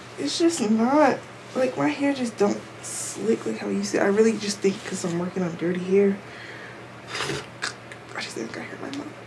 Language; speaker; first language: English; native; English